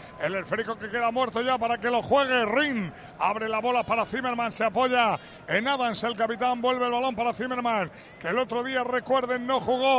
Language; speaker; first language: Spanish; native; Spanish